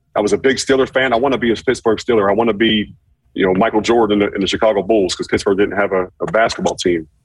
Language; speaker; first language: English; native; English